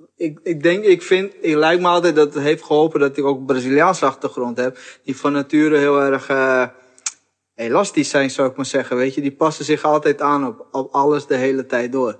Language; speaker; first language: Dutch; early bilingual, other home language; Portuguese